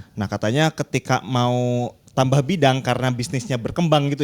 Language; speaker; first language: Indonesian; native; Indonesian